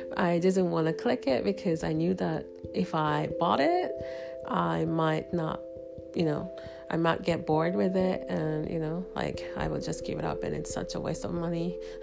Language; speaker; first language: English; non-native, fluent; Japanese